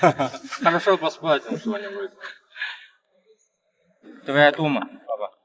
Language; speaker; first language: Russian; non-native, learner; Chinese